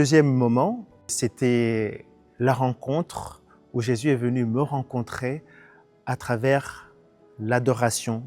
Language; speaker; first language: French; non-native, local second language; Kinyarwanda